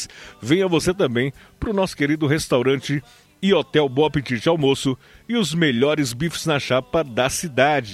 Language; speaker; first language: Portuguese; native; Portuguese